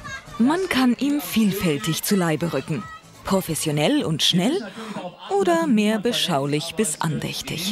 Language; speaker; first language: German; native; German